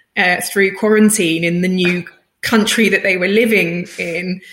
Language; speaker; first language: English; native; English